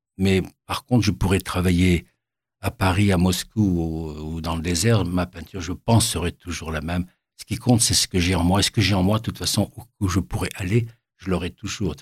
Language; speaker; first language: French; native; French